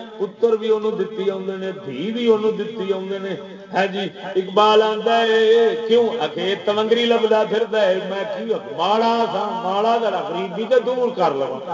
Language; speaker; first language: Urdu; native; Urdu